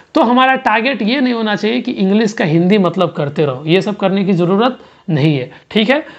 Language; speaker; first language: Hindi; native; Hindi